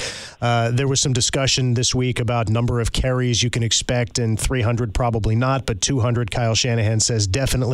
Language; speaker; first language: English; native; English